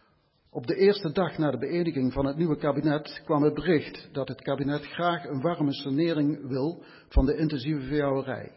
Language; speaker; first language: Dutch; native; Dutch